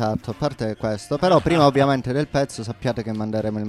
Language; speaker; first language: Italian; native; Italian